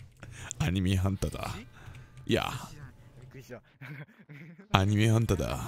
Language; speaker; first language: Japanese; non-native, learner; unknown